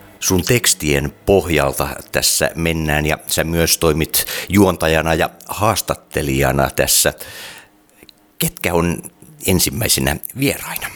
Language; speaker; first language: Finnish; native; Finnish